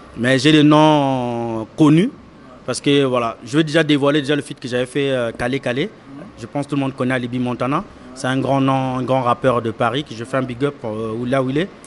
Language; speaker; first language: French; non-native, local second language; Lingala